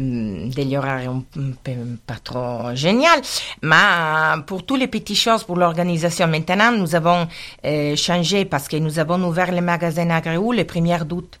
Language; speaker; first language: French; non-native, learner; Italian